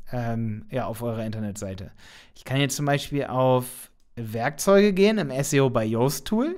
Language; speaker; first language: German; native; German